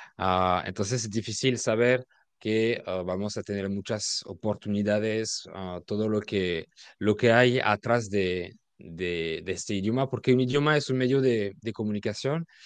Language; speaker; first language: Spanish; non-native, fluent; French